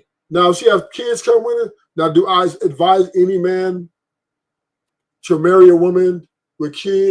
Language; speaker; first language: English; native; English